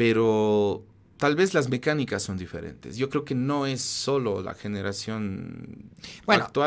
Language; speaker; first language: Spanish; native; Spanish